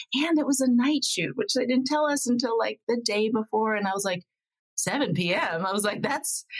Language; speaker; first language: English; native; English